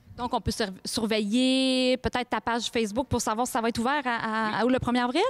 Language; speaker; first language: French; native; French